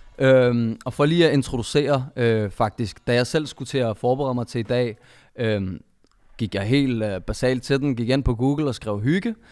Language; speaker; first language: Danish; early bilingual, other home language; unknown